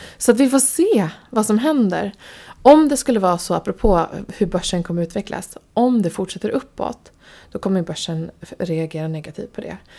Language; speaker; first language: Swedish; native; Swedish